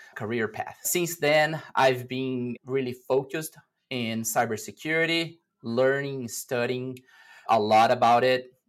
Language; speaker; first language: English; non-native, fluent; Portuguese